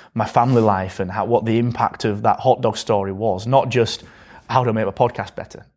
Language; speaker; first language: English; native; English